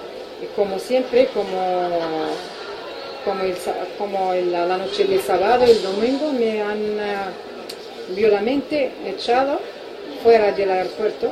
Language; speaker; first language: Spanish; non-native, fluent; Arabic